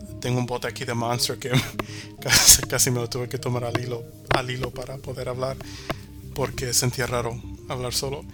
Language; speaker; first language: Spanish; early bilingual, heritage; Spanish